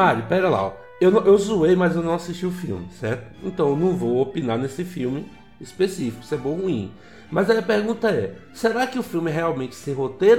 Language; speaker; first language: Portuguese; native; Portuguese